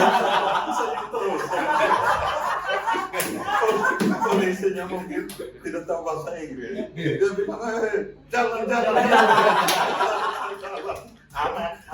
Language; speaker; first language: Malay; non-native, local second language; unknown